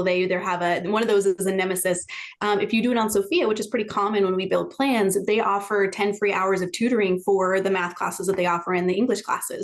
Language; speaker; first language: English; native; English